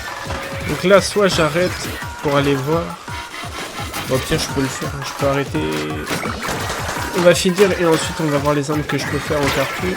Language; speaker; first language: French; native; French